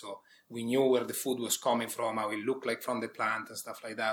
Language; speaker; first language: English; non-native, fluent; Italian